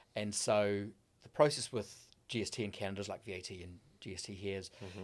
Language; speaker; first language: English; native; English